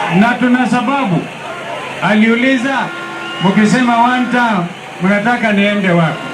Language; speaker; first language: Swahili; non-native, local second language; Kamba